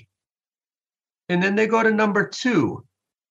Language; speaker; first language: English; native; English